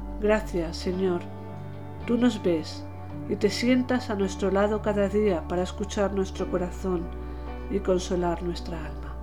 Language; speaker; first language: Spanish; native; Spanish